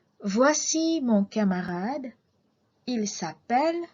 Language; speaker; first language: French; non-native, fluent; Indonesian